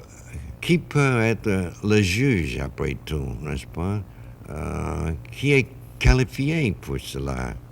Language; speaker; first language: French; non-native, fluent; English